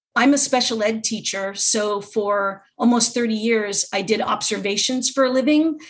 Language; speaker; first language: English; native; English